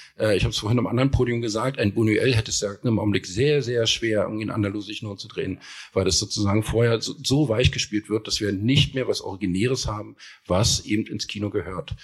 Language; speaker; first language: German; native; German